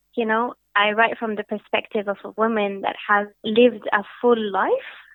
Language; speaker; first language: English; early bilingual, other home language; Hazaragi